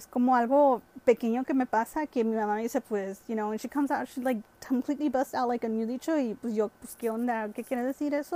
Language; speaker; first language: Spanish; early bilingual, heritage; Spanish